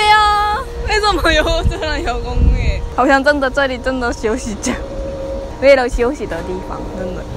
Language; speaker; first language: Chinese; non-native, learner; Korean